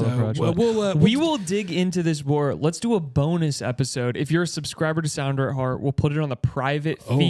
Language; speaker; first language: English; native; English